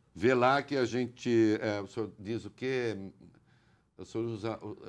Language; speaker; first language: Portuguese; native; Portuguese